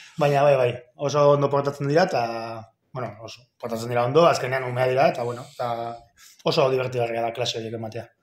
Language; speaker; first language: Basque; non-native, local second language; Spanish